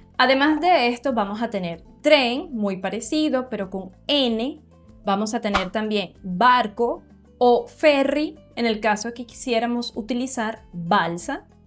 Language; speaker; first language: Spanish; non-native, fluent; Portuguese